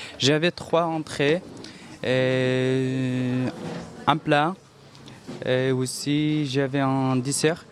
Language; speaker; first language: French; non-native, learner; Persian